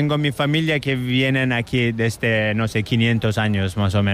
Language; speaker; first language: Spanish; non-native, learner; Turkish